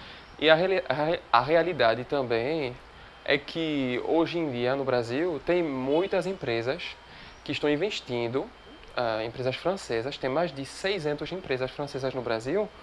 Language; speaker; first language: Portuguese; non-native, fluent; French